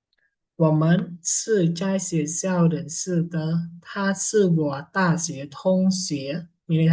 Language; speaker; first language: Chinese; non-native, fluent; Khmer